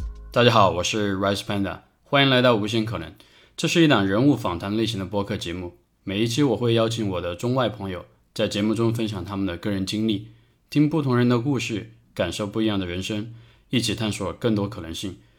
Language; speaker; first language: Chinese; native; Chinese